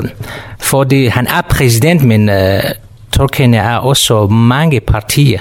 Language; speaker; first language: Danish; non-native, learner; Kurdish